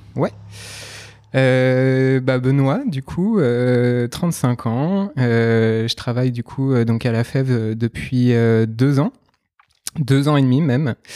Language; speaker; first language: French; native; French